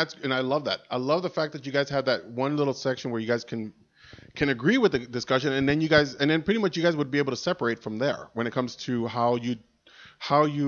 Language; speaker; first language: English; native; English